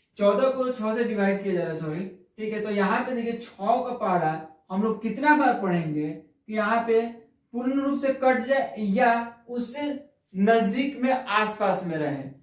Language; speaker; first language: Hindi; native; Hindi